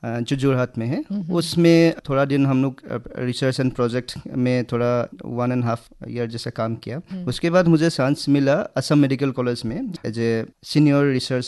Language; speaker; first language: Hindi; non-native, local second language; Assamese